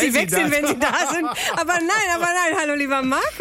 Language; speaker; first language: German; native; German